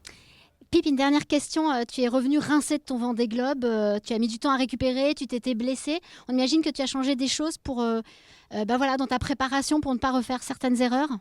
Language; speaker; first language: French; native; French